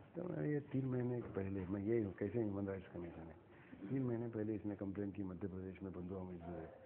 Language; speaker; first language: Hindi; non-native, local second language; Marathi